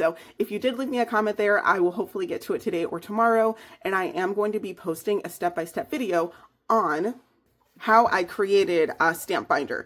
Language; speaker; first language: English; native; English